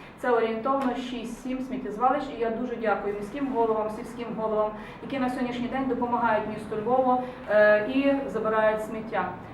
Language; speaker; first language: Ukrainian; native; Ukrainian